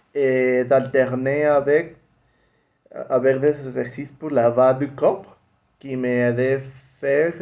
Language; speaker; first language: French; non-native, learner; Spanish